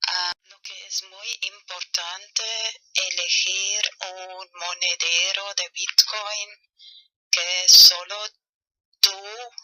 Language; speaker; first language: Spanish; non-native, fluent; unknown